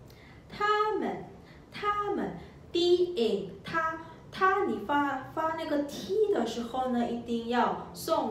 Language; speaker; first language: Chinese; non-native, local second language; Malay